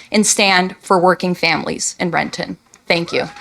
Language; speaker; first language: English; native; English